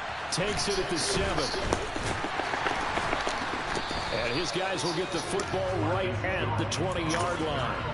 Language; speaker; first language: English; native; English